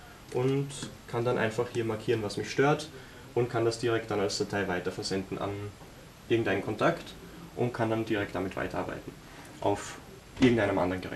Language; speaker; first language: German; native; German